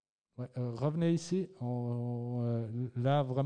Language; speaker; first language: French; native; French